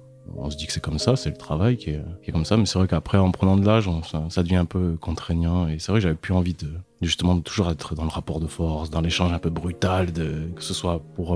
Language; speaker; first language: French; native; French